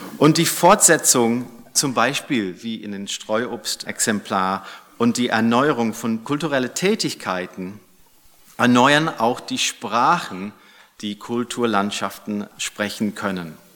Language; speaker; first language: German; non-native, fluent; English